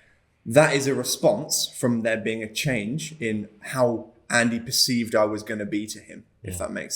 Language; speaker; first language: English; native; English